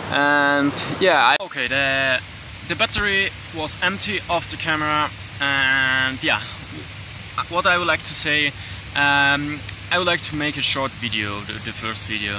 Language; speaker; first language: English; non-native, learner; German